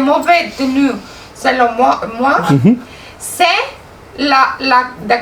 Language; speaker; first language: French; non-native, learner; Spanish